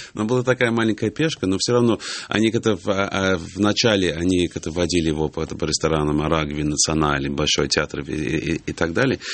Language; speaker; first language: Russian; early bilingual, heritage; English